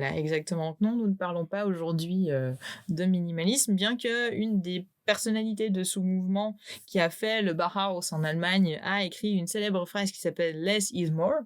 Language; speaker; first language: French; native; French